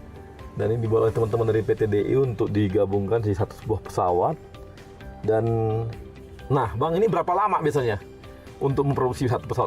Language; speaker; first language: Indonesian; native; Indonesian